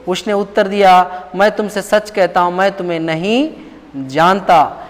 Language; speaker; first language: Hindi; non-native, local second language; Telugu